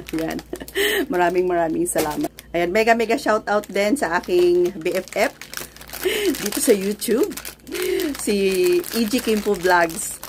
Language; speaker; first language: Filipino; non-native, local second language; Cebuano